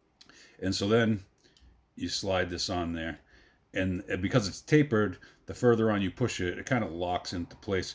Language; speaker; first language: English; native; English